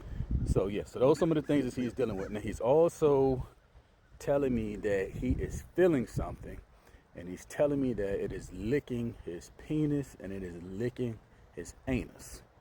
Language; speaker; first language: English; native; English